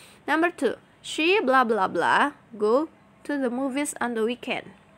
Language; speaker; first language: English; non-native, fluent; Indonesian